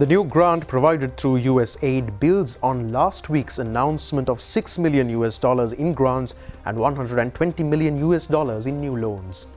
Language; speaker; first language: English; non-native, local second language; Sinhala